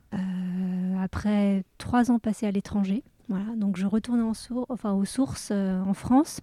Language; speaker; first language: French; native; French